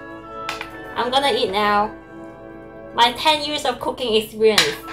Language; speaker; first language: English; non-native, local second language; Cantonese